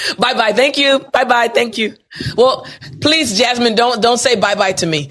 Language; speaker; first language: English; native; English